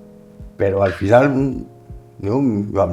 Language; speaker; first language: Spanish; non-native, learner; French